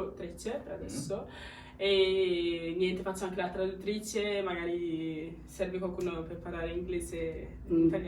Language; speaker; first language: Italian; early bilingual, other home language; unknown